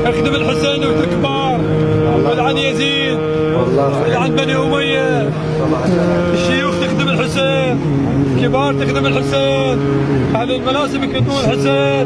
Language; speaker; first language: Arabic; native; Arabic